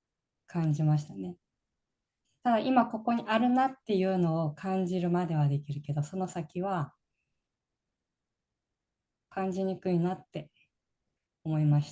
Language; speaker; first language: Japanese; native; Japanese